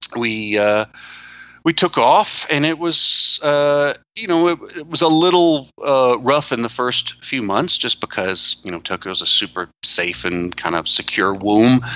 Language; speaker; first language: English; native; English